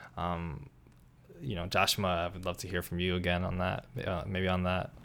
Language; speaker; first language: English; native; English